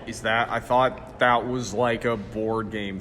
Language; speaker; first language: English; native; English